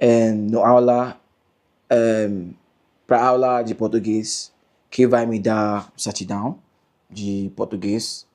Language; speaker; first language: Portuguese; non-native, learner; English